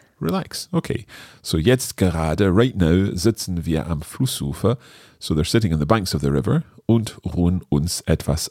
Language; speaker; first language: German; non-native, fluent; English